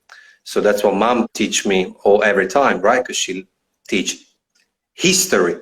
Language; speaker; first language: English; non-native, fluent; Italian